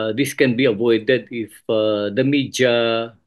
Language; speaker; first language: English; non-native, local second language; Filipino